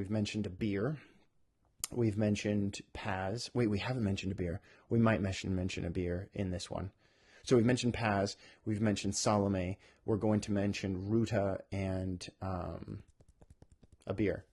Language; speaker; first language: English; native; English